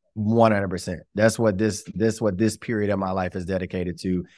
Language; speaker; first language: English; native; English